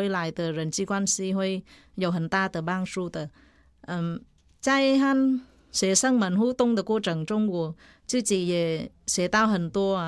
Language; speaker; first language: Chinese; non-native, fluent; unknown